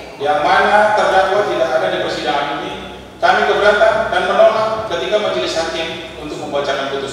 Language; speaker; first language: Indonesian; native; Indonesian